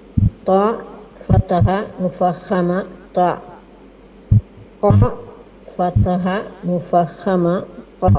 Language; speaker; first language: Arabic; non-native, learner; Malayalam